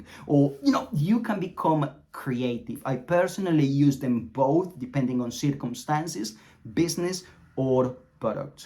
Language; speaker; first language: English; non-native, fluent; Spanish